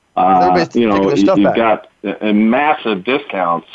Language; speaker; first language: English; native; English